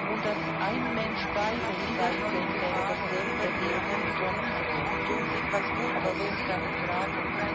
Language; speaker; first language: German; non-native, fluent; Croatian